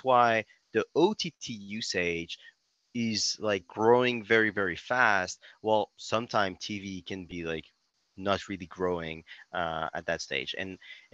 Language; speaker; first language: English; non-native, fluent; French